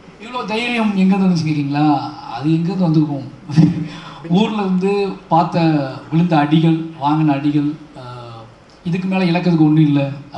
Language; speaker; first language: Tamil; native; Tamil